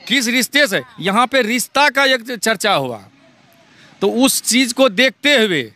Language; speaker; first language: Hindi; native; Hindi